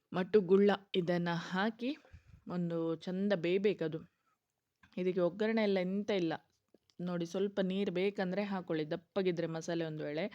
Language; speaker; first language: Kannada; non-native, local second language; Konkani